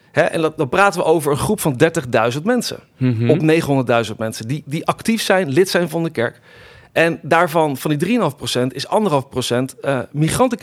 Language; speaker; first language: Dutch; native; Dutch